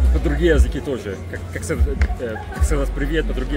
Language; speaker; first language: Russian; non-native, learner; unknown